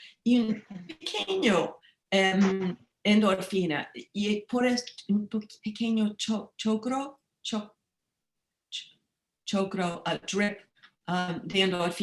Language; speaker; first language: Spanish; non-native, learner; English